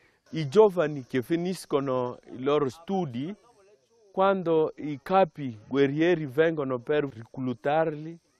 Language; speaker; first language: Italian; non-native, fluent; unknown